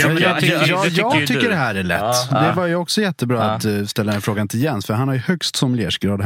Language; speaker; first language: Swedish; native; Swedish